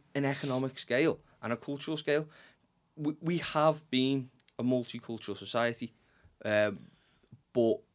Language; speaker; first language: English; native; English